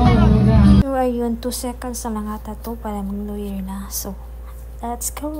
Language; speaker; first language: Filipino; native; Filipino